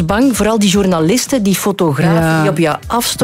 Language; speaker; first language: Dutch; native; Dutch